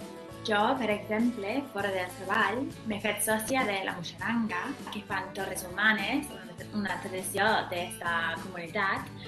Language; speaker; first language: Catalan; non-native, fluent; English